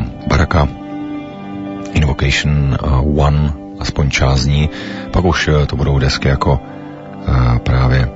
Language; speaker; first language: Czech; native; Czech